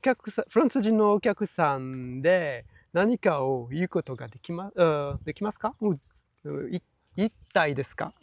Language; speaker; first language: Japanese; non-native, learner; French